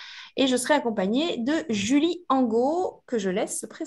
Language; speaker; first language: French; native; French